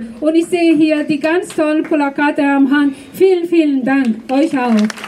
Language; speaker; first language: German; non-native, fluent; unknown